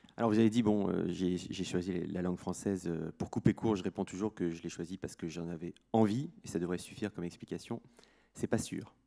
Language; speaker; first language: French; native; French